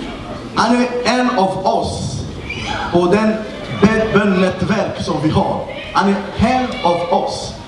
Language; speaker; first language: Swedish; non-native, learner; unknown